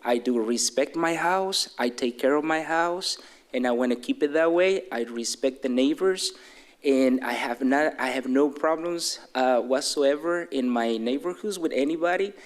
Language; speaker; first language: English; non-native, fluent; Spanish